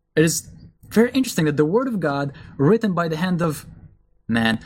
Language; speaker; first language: English; early bilingual, other home language; Russian